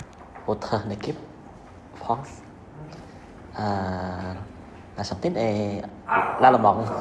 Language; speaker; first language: French; non-native, learner; Vietnamese